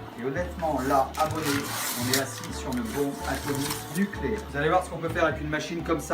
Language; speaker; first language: French; native; French